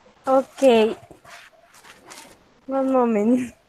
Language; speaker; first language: English; non-native, learner; Spanish